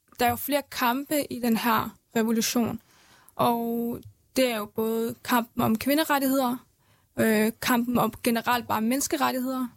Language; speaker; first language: Danish; early bilingual, other home language; Central Kurdish